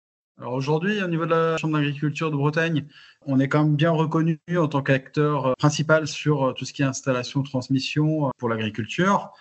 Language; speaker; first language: French; native; French